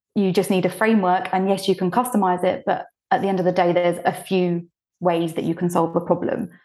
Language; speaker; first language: English; early bilingual, other home language; Bulgarian